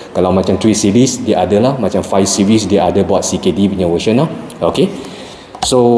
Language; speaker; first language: Malay; non-native, local second language; Chinese